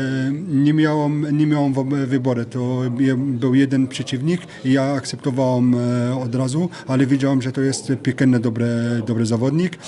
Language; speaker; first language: Polish; non-native, fluent; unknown